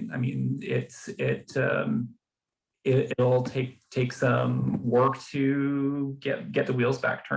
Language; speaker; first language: English; native; English